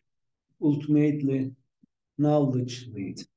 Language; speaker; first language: English; non-native, fluent; Turkish